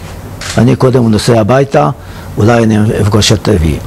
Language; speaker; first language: Hebrew; non-native, fluent; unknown